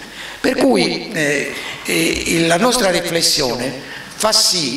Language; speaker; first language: Italian; native; Italian